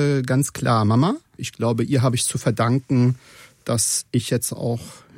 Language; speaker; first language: German; non-native, local second language; Sicilian